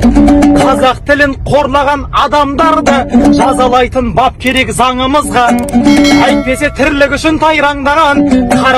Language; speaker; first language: Kazakh; native; Kazakh